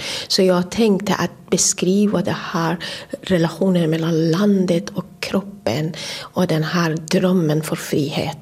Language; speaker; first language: Swedish; non-native, fluent; Persian